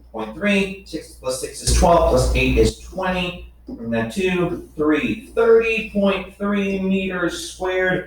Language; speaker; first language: English; native; English